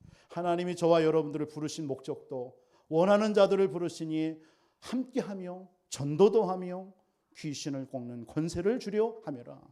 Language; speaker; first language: Korean; native; Korean